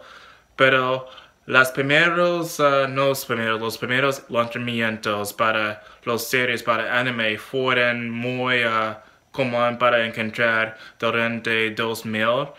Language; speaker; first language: Spanish; non-native, learner; English